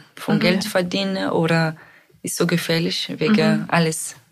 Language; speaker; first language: German; non-native, fluent; Portuguese